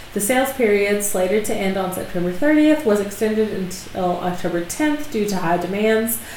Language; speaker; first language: English; native; English